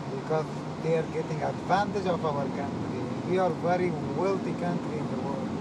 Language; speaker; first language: English; non-native, learner; Persian